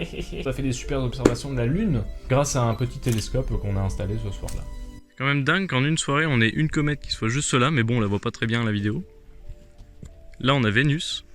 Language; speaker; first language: French; native; French